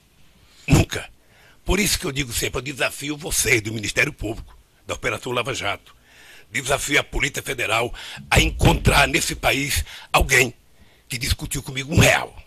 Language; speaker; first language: Portuguese; native; Portuguese